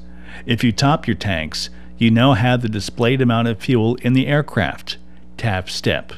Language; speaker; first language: English; native; English